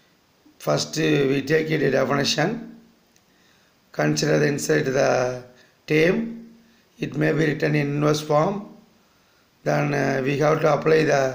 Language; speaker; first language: English; non-native, local second language; Tamil